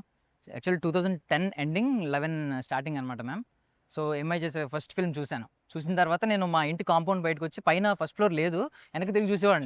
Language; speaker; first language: Telugu; native; Telugu